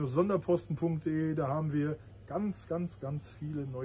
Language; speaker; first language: German; native; German